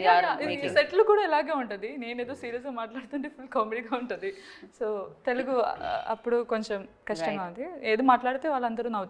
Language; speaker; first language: Telugu; non-native, learner; Malayalam